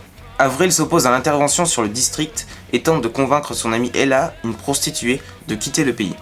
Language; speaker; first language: French; native; French